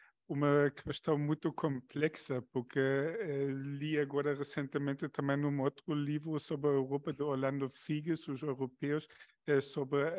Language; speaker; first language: Portuguese; non-native, fluent; German